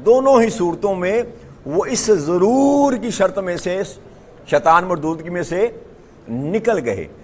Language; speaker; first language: Urdu; non-native, local second language; Punjabi